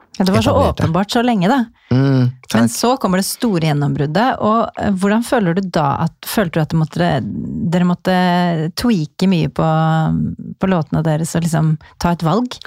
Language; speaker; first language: Norwegian; native; Norwegian